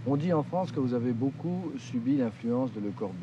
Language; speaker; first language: French; native; French